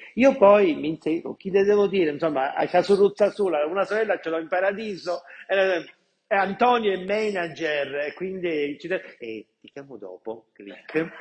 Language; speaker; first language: Italian; non-native, local second language; Sicilian